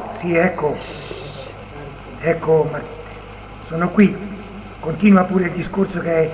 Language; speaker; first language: Italian; native; Italian